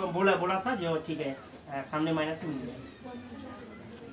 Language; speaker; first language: Hindi; non-native, local second language; Bangla